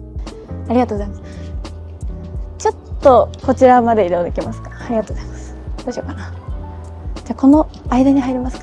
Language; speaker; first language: Japanese; native; Japanese